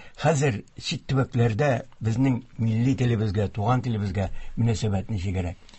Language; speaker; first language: Tatar; native; Tatar